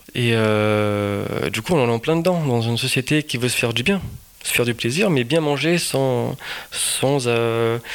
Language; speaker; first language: French; non-native, fluent; Portuguese